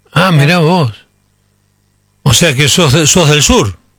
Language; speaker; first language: Spanish; native; Spanish